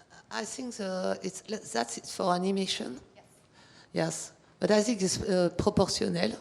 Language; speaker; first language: English; non-native, learner; French